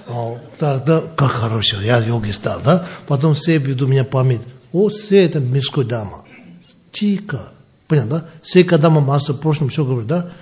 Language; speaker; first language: Russian; non-native, learner; Tibetan